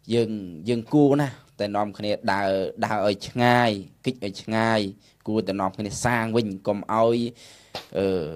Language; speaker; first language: Khmer; native; Khmer